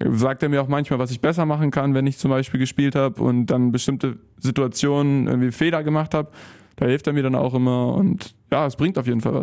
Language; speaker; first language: German; native; German